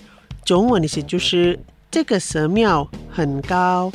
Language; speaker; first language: Chinese; non-native, fluent; Indonesian